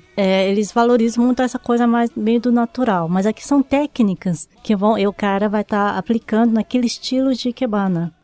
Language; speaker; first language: Portuguese; early bilingual, other home language; Japanese